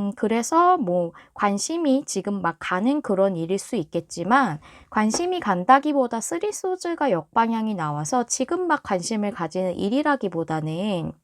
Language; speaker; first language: Korean; native; Korean